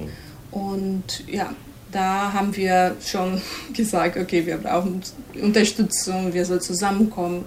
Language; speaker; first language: German; non-native, fluent; Portuguese